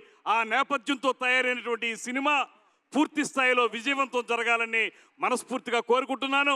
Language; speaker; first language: Telugu; native; Telugu